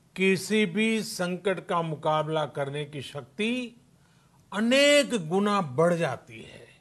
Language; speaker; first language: Hindi; non-native, local second language; Gujarati